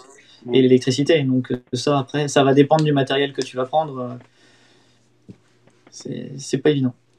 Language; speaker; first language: French; native; French